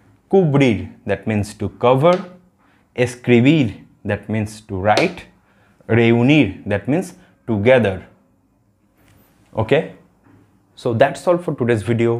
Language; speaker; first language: English; non-native, local second language; Bangla